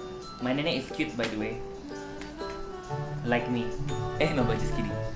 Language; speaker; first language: English; non-native, local second language; Malay